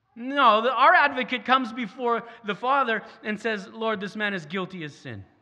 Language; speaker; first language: English; native; English